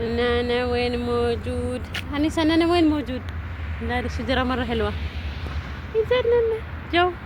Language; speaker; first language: Arabic; non-native, learner; Amharic